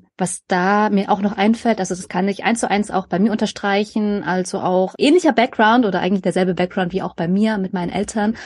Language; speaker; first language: German; early bilingual, other home language; Vietnamese